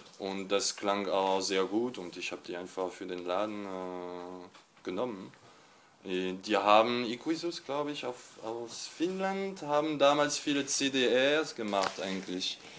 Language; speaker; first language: German; non-native, fluent; French